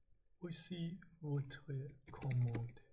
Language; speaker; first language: French; non-native, learner; English